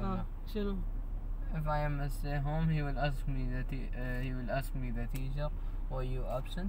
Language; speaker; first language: English; non-native, learner; Arabic